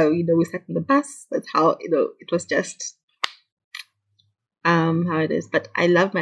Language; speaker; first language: English; non-native, local second language; Shona